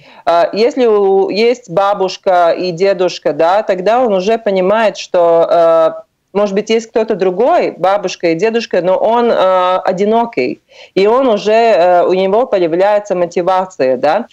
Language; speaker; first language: Russian; non-native, local second language; Latvian